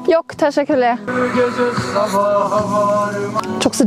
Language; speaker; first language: Turkish; non-native, learner; German